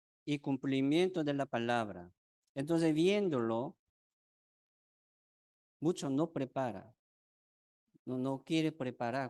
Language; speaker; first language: Spanish; non-native, fluent; Korean